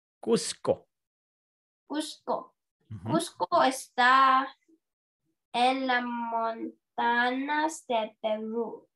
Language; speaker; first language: Spanish; non-native, learner; English